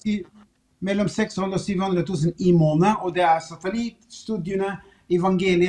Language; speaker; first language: Swedish; non-native, fluent; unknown